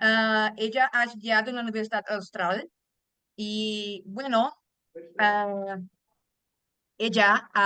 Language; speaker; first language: Spanish; non-native, fluent; Portuguese